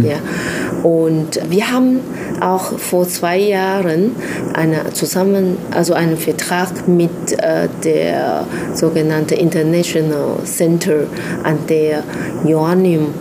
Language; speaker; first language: German; non-native, fluent; Chinese